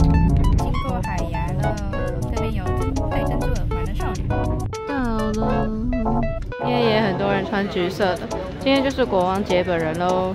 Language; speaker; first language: Chinese; native; Chinese